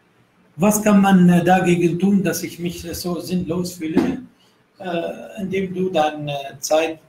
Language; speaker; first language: German; non-native, fluent; Arabic